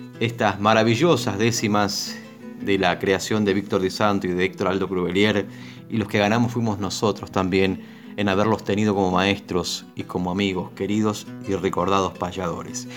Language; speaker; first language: Spanish; native; Spanish